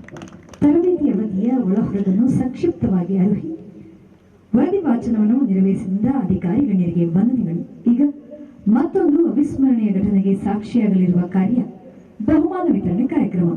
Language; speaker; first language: Kannada; native; Kannada